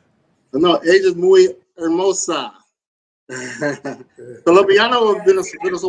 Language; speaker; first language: Spanish; non-native, learner; English